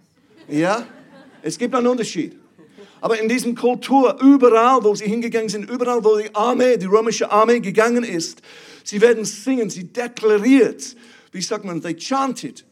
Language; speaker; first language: German; non-native, fluent; English